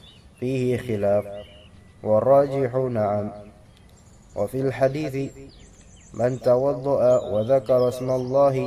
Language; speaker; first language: Arabic; non-native, fluent; Indonesian